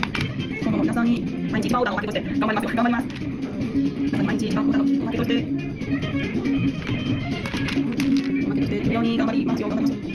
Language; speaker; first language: Japanese; non-native, learner; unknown